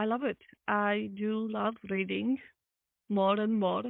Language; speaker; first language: English; non-native, fluent; Polish